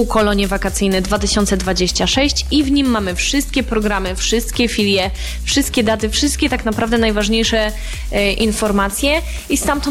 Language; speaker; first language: Polish; native; Polish